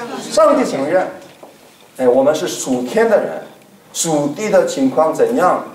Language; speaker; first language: Chinese; non-native, fluent; Korean